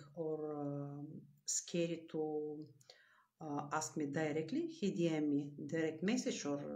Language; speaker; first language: English; non-native, learner; Bulgarian